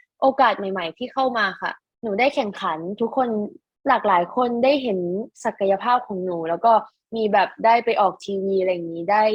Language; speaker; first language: Thai; native; Thai